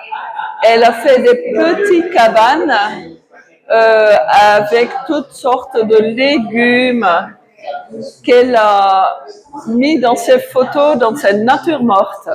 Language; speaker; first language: French; non-native, fluent; Dutch